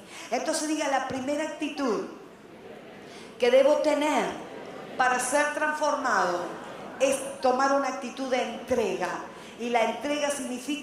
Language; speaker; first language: Spanish; native; Spanish